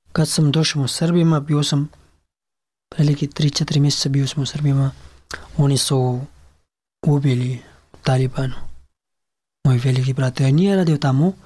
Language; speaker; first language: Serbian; non-native, learner; Pashto